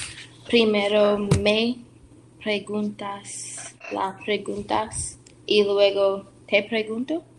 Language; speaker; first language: Spanish; non-native, learner; English